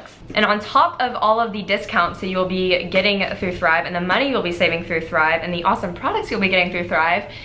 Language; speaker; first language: English; native; English